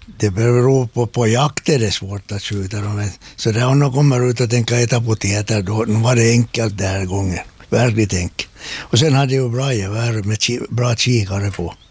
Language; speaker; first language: Swedish; native; Swedish